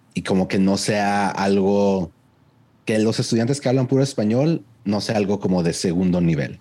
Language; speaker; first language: Spanish; early bilingual, heritage; Spanish